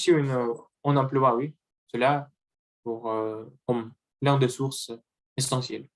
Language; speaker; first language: French; non-native, learner; Russian